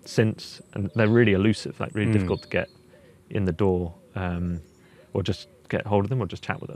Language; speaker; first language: English; native; English